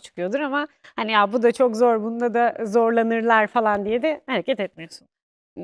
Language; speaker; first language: Turkish; native; Turkish